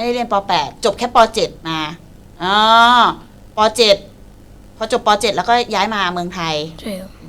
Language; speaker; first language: Thai; native; Thai